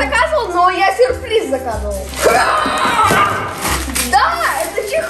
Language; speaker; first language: Russian; early bilingual, heritage; Russian